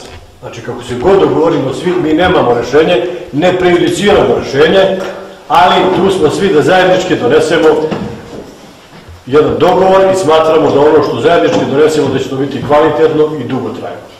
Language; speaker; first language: Bosnian; native; Bosnian